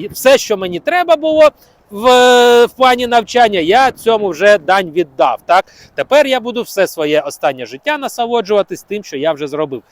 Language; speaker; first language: Ukrainian; native; Ukrainian